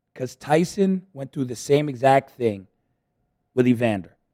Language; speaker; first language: English; early bilingual, other home language; Spanish